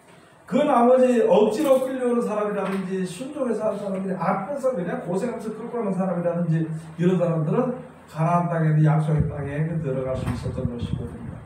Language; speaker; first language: Korean; native; Korean